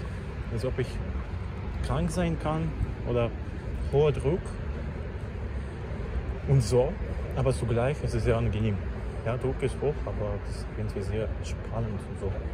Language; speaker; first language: German; non-native, learner; Czech